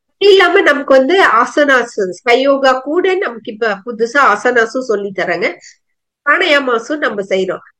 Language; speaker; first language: Tamil; native; Tamil